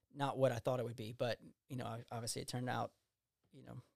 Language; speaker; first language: English; native; English